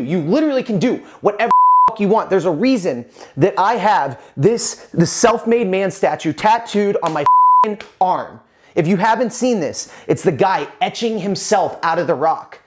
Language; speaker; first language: English; native; English